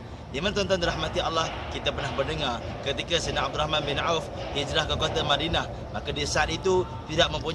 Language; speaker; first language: Malay; native; Malay